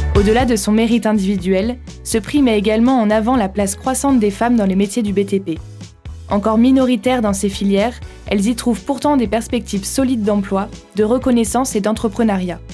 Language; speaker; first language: French; native; French